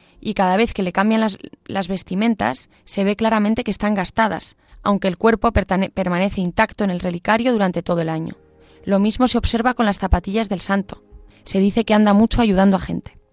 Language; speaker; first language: Spanish; native; Spanish